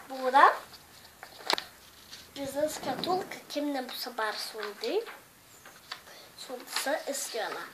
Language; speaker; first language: Turkish; non-native, learner; Tatar